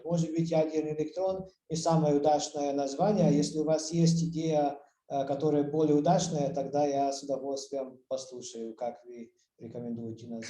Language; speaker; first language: Russian; non-native, fluent; Hungarian